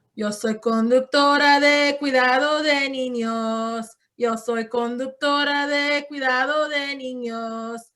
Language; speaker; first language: Spanish; early bilingual, heritage; Spanish